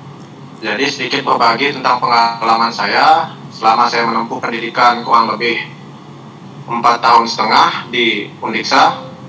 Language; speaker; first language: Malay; non-native, local second language; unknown